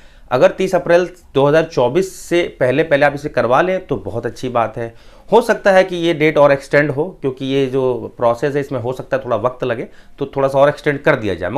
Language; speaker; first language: Hindi; native; Hindi